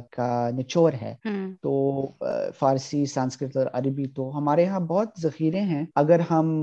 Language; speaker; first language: Urdu; early bilingual, heritage; Urdu